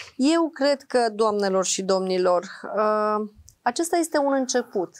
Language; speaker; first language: Romanian; native; Romanian